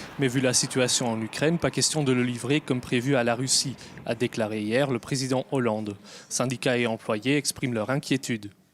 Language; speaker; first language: French; native; French